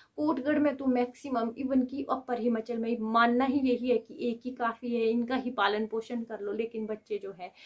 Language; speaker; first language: Hindi; native; Hindi